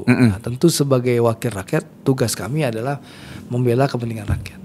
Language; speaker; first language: Indonesian; native; Indonesian